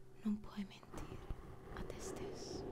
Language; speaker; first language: Italian; native; Italian